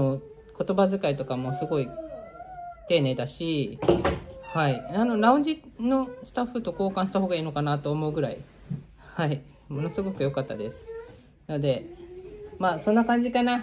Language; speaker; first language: Japanese; native; Japanese